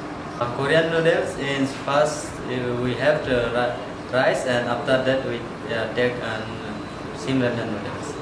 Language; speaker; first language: English; non-native, learner; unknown